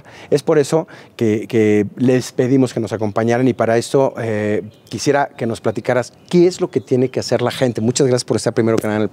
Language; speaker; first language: Spanish; native; Spanish